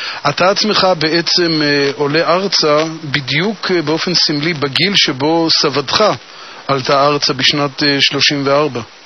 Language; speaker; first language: Hebrew; native; Hebrew